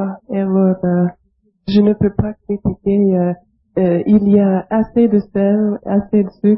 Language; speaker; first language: French; non-native, fluent; English